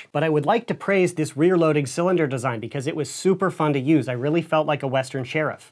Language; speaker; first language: English; native; English